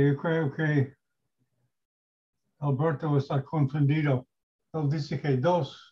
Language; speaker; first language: Spanish; non-native, learner; English